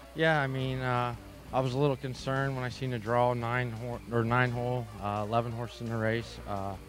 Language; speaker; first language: English; native; English